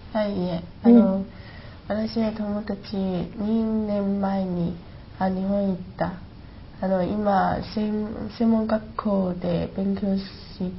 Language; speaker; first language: Japanese; non-native, learner; Chinese